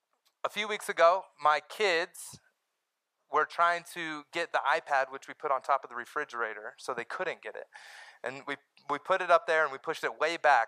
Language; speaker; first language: English; native; English